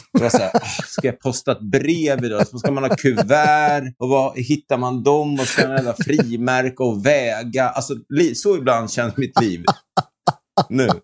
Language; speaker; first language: Swedish; native; Swedish